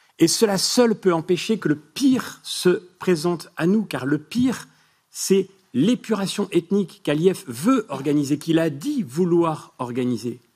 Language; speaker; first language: French; native; French